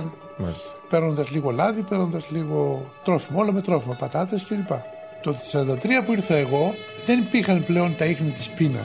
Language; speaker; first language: Greek; native; Greek